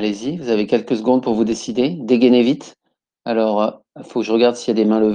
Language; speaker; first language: French; native; French